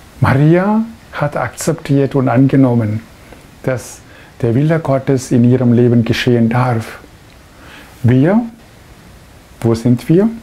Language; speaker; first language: German; non-native, fluent; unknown